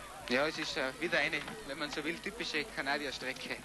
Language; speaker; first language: German; native; German